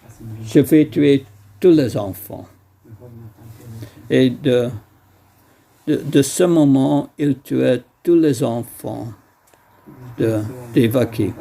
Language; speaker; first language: French; non-native, fluent; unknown